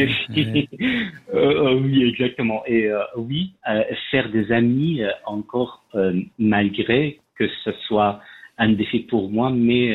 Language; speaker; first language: French; non-native, learner; Persian